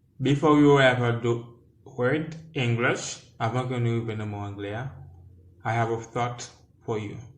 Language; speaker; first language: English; non-native, learner; Haitian Creole